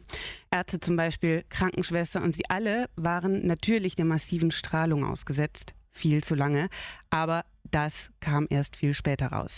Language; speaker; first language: German; native; German